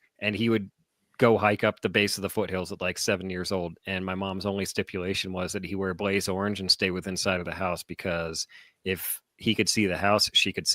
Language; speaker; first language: English; native; English